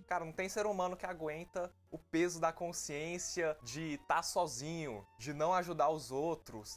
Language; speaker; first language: Portuguese; native; Portuguese